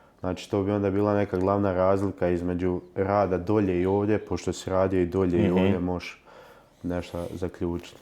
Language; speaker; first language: Croatian; native; Croatian